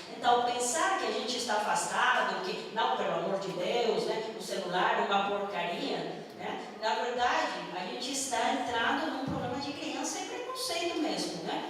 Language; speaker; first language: Portuguese; non-native, fluent; Spanish